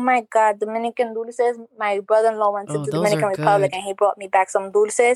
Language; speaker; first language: English; native; English